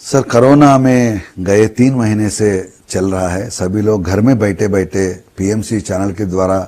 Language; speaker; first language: Hindi; non-native, local second language; Telugu